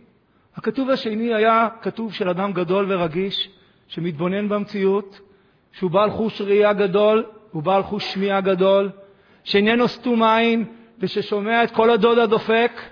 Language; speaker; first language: Hebrew; native; Hebrew